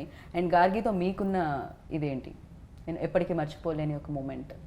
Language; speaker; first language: Telugu; native; Telugu